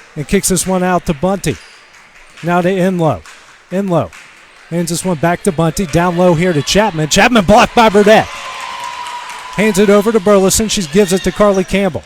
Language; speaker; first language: English; native; English